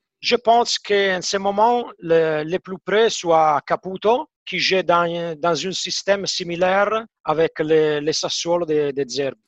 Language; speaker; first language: French; non-native, fluent; Italian